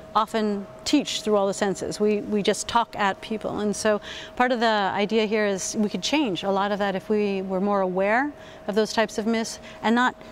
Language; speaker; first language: English; native; English